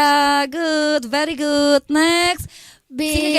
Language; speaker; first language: English; non-native, learner; Indonesian